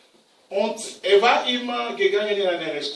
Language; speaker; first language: German; non-native, learner; Romanian